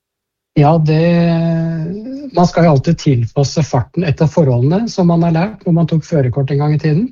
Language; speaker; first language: Norwegian; native; Norwegian